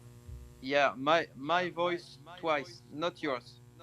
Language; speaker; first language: English; non-native, learner; French